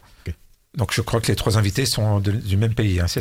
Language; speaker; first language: French; native; French